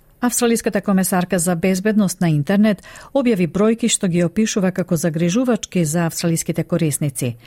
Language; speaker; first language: Macedonian; native; Macedonian